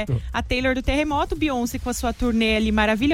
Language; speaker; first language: Portuguese; native; Portuguese